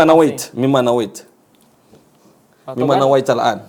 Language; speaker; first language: Arabic; non-native, fluent; Indonesian